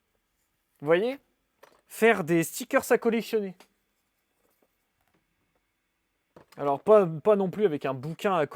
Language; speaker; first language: French; native; French